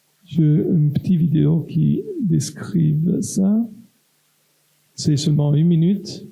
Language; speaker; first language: French; non-native, local second language; Italian